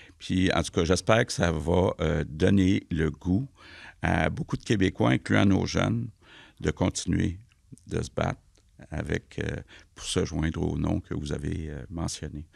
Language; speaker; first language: French; native; French